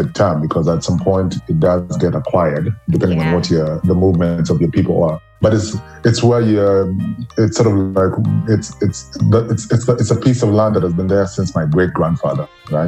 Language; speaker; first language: English; non-native, local second language; Luo (Kenya and Tanzania)